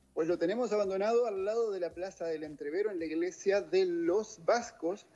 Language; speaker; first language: Spanish; native; Spanish